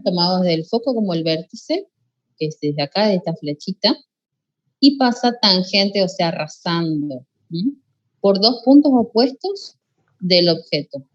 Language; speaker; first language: Spanish; native; Spanish